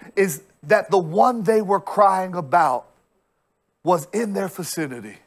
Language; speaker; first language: English; native; English